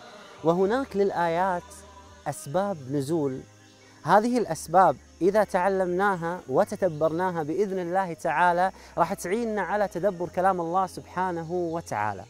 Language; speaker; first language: Arabic; native; Arabic